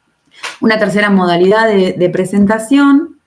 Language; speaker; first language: Spanish; native; Spanish